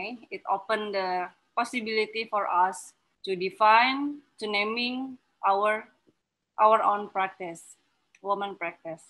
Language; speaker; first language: English; non-native, learner; Indonesian